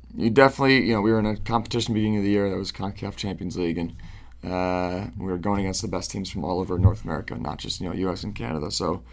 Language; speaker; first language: English; native; English